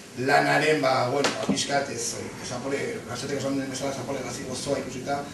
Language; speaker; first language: Basque; native; Basque